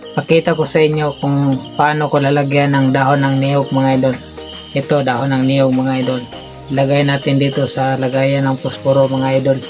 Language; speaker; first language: Filipino; non-native, local second language; Cebuano